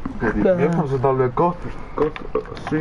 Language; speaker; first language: Icelandic; early bilingual, heritage; Icelandic